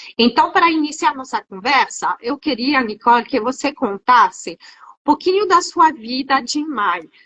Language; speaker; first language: Portuguese; non-native, fluent; French